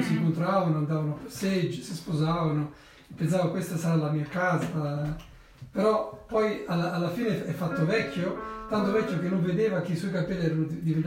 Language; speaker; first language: Italian; non-native, learner; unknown